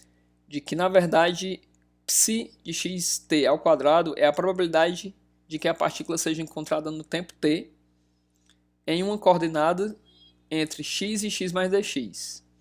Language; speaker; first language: Portuguese; native; Portuguese